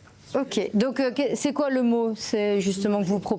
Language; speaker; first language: French; native; French